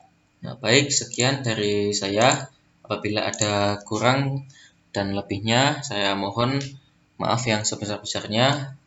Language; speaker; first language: Indonesian; native; Indonesian